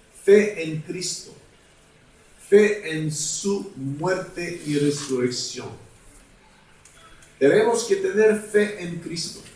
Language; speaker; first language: Spanish; non-native, fluent; Bulgarian